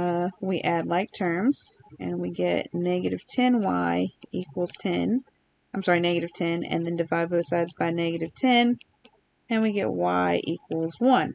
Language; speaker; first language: English; native; English